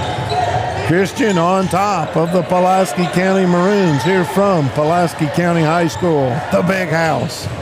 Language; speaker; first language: English; native; English